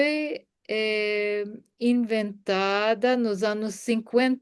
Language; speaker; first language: Portuguese; non-native, fluent; German